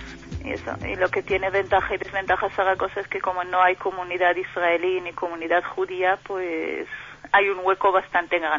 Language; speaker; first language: Spanish; non-native, fluent; Hebrew